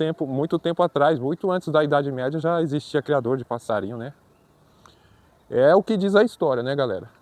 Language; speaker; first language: Portuguese; native; Portuguese